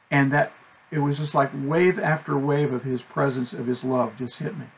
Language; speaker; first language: English; native; English